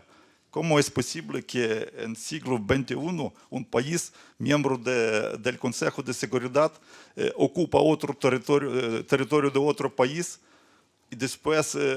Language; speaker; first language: Spanish; non-native, learner; Ukrainian